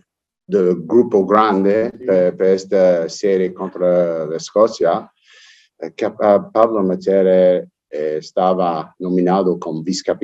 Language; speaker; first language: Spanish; non-native, learner; English